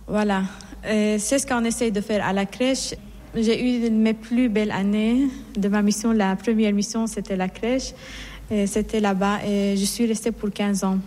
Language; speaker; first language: French; non-native, fluent; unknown